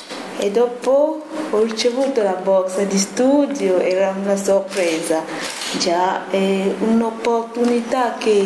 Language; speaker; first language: Italian; non-native, fluent; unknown